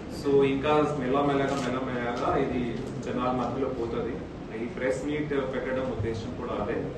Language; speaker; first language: Telugu; non-native, fluent; Hindi